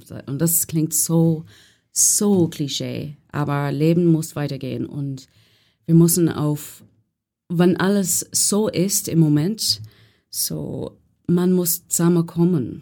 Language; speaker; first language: German; non-native, learner; English